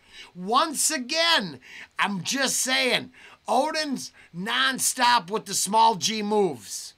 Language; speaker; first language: English; native; English